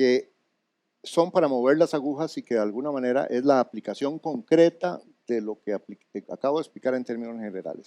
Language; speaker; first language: Spanish; native; Spanish